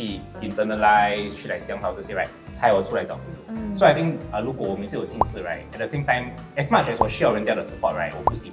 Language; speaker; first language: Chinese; non-native, local second language; English